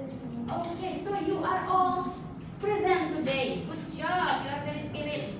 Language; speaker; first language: English; non-native, fluent; Indonesian